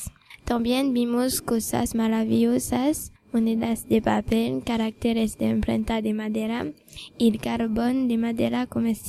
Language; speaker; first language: Spanish; non-native, learner; French